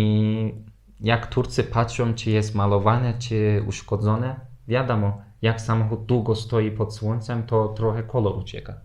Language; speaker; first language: Polish; non-native, fluent; Turkish